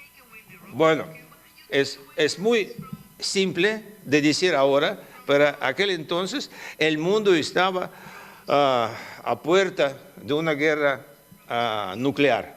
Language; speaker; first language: Spanish; non-native, fluent; Russian